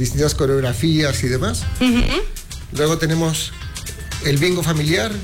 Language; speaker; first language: Spanish; native; Spanish